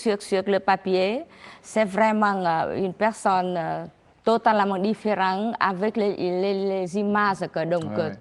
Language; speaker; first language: French; non-native, learner; Vietnamese